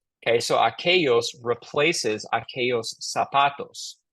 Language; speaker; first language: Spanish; non-native, fluent; English